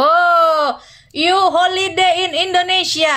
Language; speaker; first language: English; non-native, learner; Indonesian